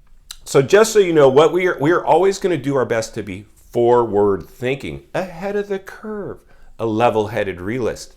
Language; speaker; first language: English; native; English